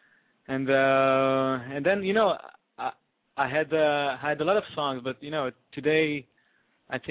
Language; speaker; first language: English; non-native, fluent; French